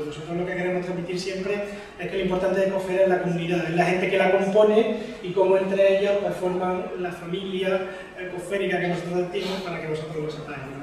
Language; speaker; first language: Spanish; native; Spanish